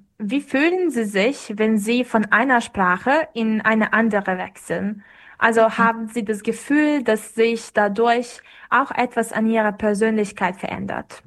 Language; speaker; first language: German; non-native, fluent; Serbian